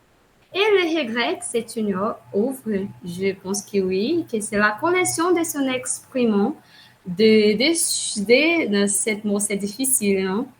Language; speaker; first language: French; non-native, learner; Portuguese